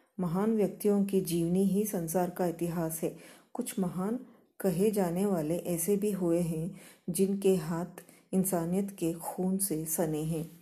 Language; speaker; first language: Hindi; non-native, local second language; Kannada